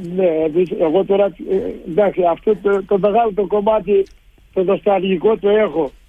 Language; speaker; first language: Greek; early bilingual, heritage; Greek